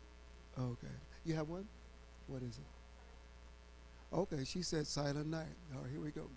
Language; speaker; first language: English; native; English